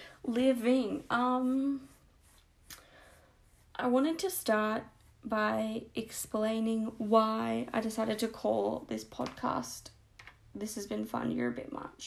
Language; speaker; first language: English; native; English